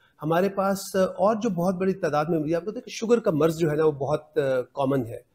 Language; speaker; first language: Urdu; non-native, local second language; Punjabi